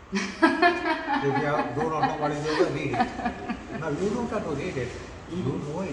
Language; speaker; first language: English; non-native, fluent; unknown